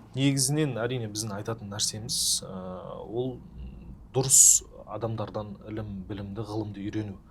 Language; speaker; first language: Kazakh; native; Kazakh